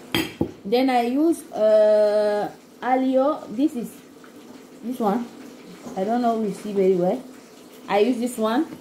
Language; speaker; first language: English; non-native, learner; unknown